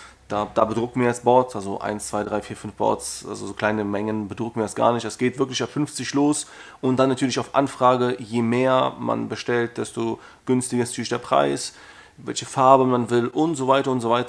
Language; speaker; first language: German; native; German